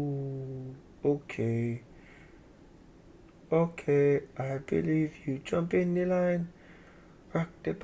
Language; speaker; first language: English; native; English